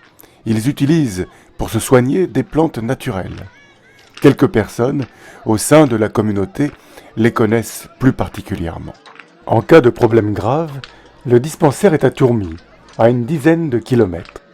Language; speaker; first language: French; native; French